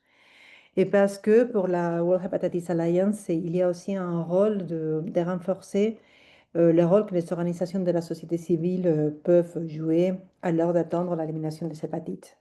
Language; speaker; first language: French; non-native, fluent; Spanish